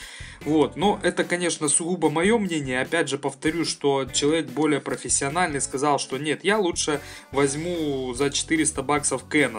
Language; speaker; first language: Russian; native; Russian